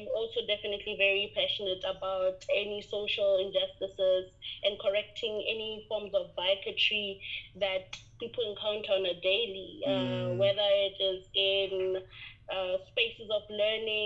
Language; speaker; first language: English; non-native, local second language; Northern Sotho